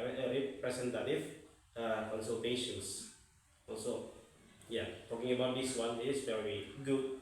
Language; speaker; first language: English; non-native, fluent; Indonesian